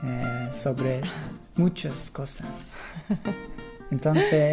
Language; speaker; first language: Spanish; non-native, fluent; English